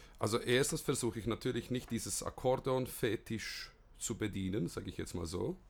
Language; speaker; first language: German; early bilingual, other home language; Bosnian